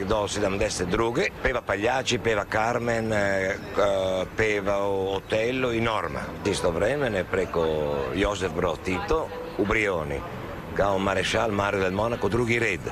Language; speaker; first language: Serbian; non-native, learner; Italian